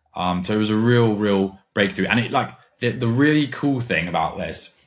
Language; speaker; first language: English; non-native, fluent; German